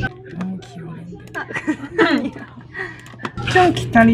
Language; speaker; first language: Korean; non-native, learner; Chinese